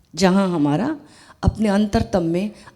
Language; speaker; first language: Hindi; native; Hindi